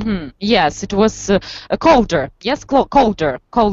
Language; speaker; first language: English; non-native, fluent; Russian